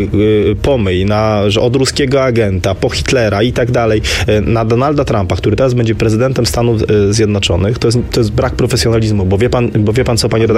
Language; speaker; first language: Polish; native; Polish